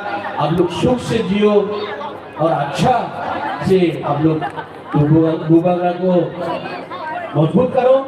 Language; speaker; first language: Hindi; non-native, local second language; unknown